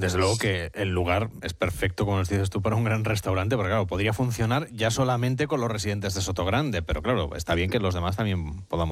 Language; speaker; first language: Spanish; native; Spanish